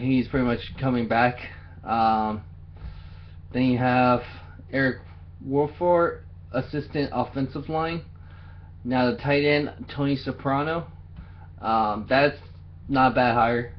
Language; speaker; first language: English; native; English